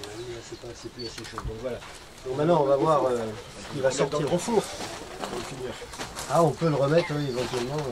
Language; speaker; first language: French; native; French